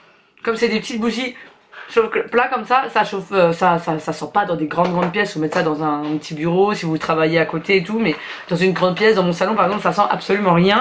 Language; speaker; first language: French; native; French